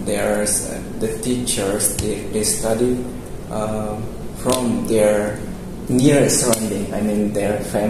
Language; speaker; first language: English; non-native, local second language; Indonesian